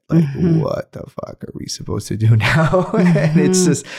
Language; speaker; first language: English; non-native, local second language; Urdu